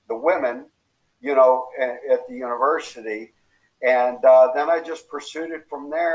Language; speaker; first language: English; native; English